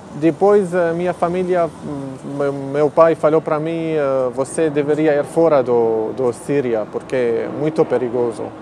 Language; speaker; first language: Portuguese; non-native, learner; Arabic